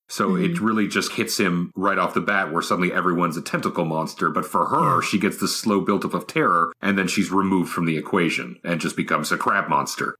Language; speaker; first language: English; native; English